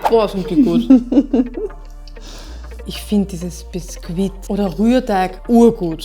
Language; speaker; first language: German; native; German